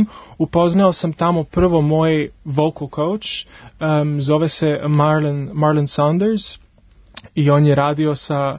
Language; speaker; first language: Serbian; early bilingual, heritage; Serbian